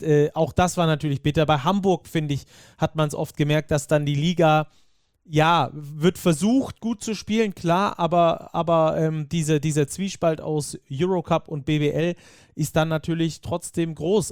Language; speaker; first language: German; native; German